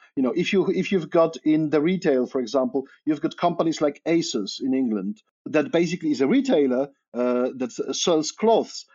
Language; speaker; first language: English; non-native, fluent; Polish